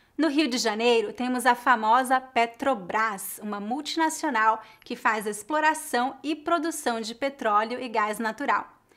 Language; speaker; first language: Portuguese; native; Portuguese